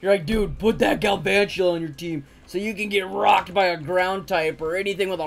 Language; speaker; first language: English; native; English